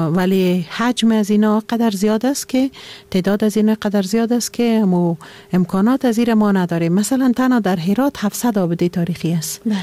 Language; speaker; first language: Persian; native; Persian